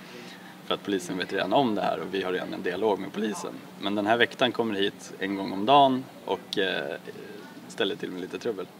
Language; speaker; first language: Swedish; native; Swedish